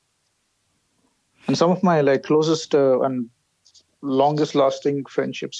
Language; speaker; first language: English; non-native, local second language; Bangla